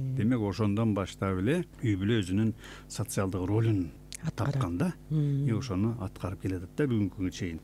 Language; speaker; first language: Kyrgyz; native; Kyrgyz